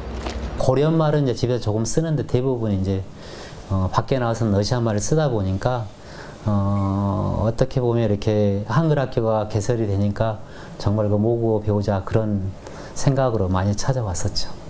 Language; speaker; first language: Korean; non-native, fluent; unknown